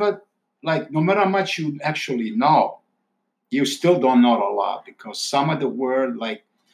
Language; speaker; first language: English; non-native, fluent; Italian